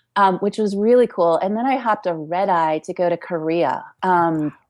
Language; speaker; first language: English; native; English